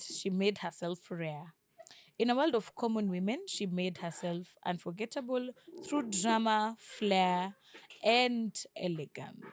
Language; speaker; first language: English; non-native, local second language; Swahili